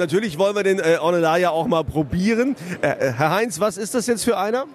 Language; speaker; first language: German; native; German